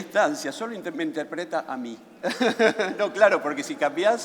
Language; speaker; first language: Spanish; native; Spanish